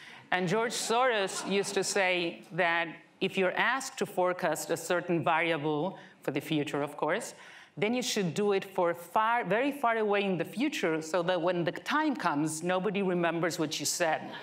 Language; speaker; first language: English; non-native, fluent; Spanish